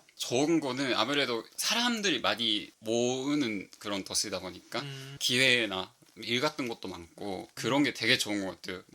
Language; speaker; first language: Korean; non-native, fluent; Japanese